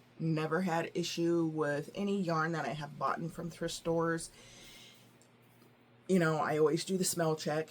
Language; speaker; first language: English; native; English